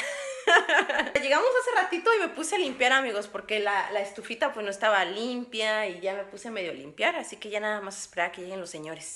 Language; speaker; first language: Spanish; native; Spanish